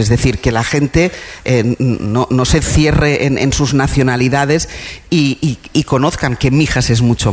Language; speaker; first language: Spanish; native; Spanish